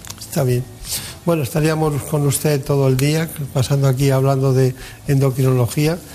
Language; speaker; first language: Spanish; native; Spanish